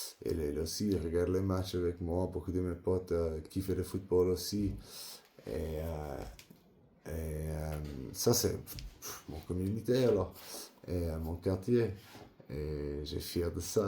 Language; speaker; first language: French; non-native, learner; English